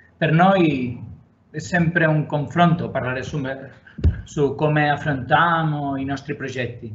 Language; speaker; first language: Italian; non-native, fluent; Catalan